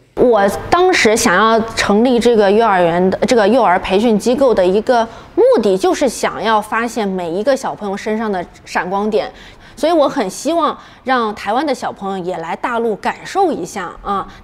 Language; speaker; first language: Chinese; native; Chinese